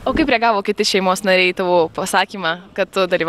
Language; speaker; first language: Lithuanian; native; Lithuanian